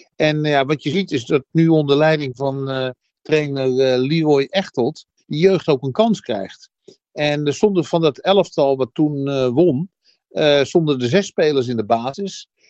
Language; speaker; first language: Dutch; native; Dutch